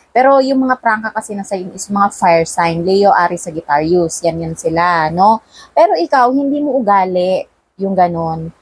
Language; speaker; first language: Filipino; non-native, local second language; Cebuano